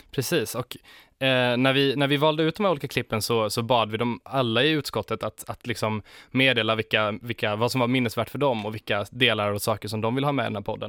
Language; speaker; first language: Swedish; native; Swedish